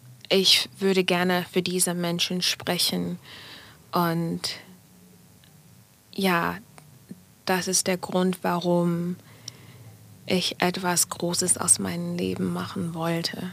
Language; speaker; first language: German; non-native, fluent; English